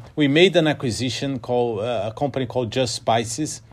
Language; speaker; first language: English; non-native, fluent; Portuguese